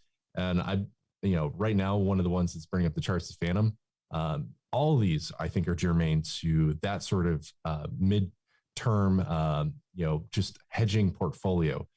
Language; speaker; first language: English; native; English